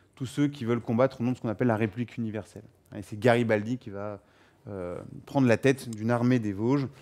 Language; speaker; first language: French; native; French